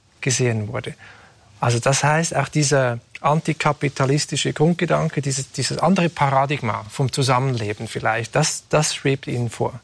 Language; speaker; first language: German; native; German